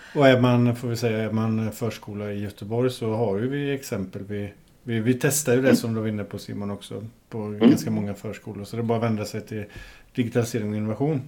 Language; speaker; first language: Swedish; native; Swedish